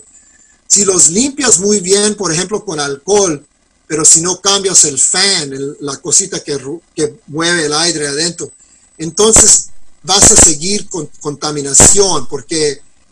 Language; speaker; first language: Spanish; non-native, fluent; English